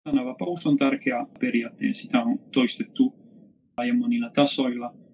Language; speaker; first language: Finnish; non-native, fluent; French